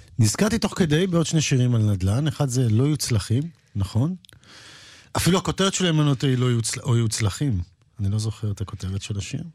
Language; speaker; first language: Hebrew; native; Hebrew